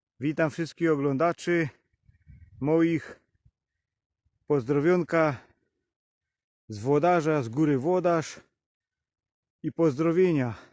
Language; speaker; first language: Polish; native; Polish